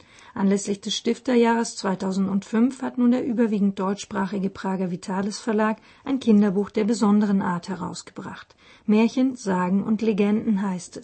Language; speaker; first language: German; native; German